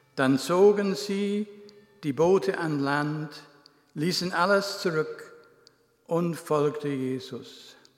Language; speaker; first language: German; non-native, fluent; English